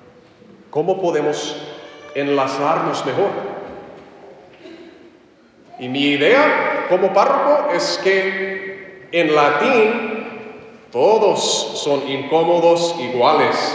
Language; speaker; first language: Spanish; non-native, fluent; English